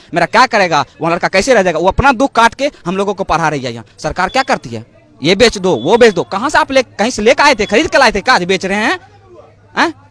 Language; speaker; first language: Hindi; native; Hindi